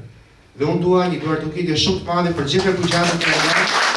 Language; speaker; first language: Albanian; native; Albanian